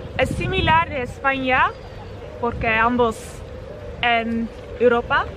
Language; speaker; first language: Spanish; non-native, learner; Dutch